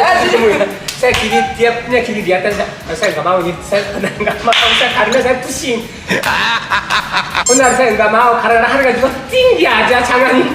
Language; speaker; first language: Indonesian; non-native, learner; Korean